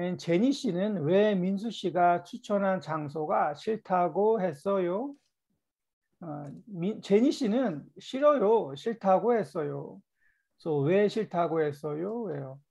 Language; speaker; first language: Korean; native; Korean